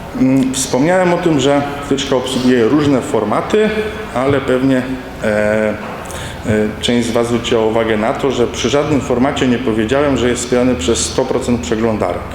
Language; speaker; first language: Polish; native; Polish